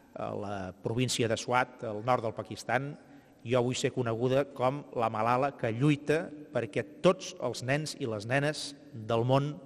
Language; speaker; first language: Catalan; native; Catalan